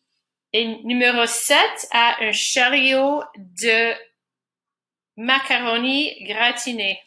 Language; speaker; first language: French; non-native, fluent; English